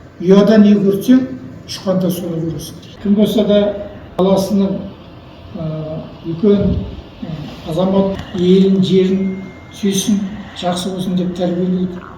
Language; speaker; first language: Kazakh; native; Kazakh